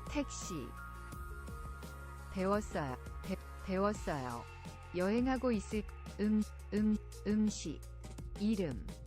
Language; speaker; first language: Korean; non-native, learner; English